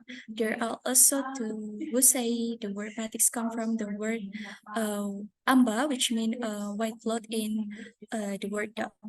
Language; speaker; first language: English; non-native, learner; Indonesian